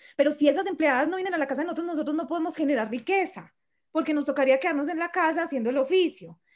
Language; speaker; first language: Spanish; native; Spanish